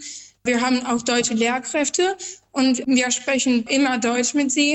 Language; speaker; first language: German; non-native, learner; Albanian